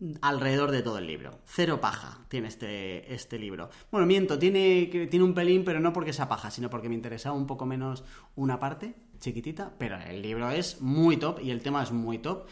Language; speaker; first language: Spanish; native; Spanish